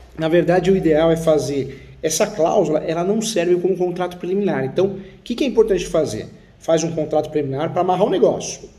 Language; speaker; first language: Portuguese; native; Portuguese